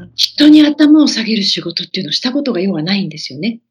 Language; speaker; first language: Japanese; native; Japanese